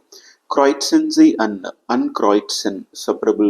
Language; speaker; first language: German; non-native, fluent; Telugu